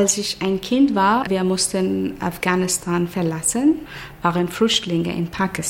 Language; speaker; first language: German; non-native, learner; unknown